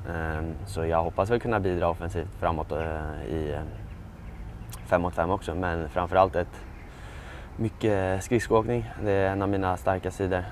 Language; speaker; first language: Swedish; native; Swedish